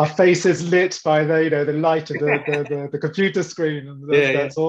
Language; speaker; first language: English; native; English